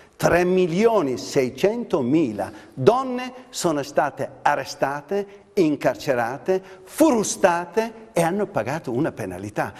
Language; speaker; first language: Italian; non-native, fluent; Persian